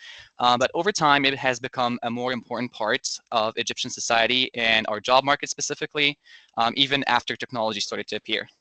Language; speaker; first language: English; non-native, local second language; Arabic